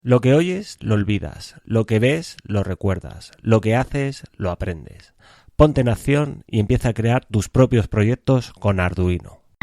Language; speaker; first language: Spanish; native; Spanish